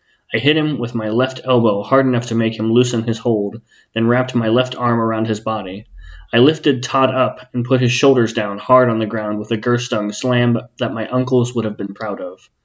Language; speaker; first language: English; native; English